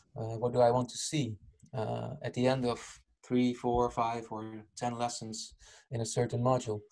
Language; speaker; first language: English; non-native, fluent; Dutch